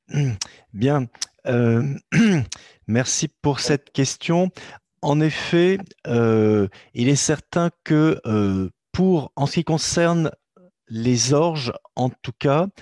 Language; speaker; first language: French; native; French